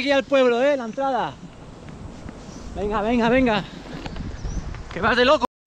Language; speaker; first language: Spanish; non-native, local second language; Catalan